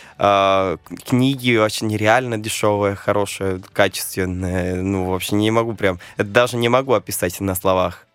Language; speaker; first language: Russian; non-native, fluent; Spanish